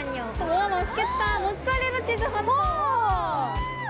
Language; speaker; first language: Korean; non-native, fluent; Japanese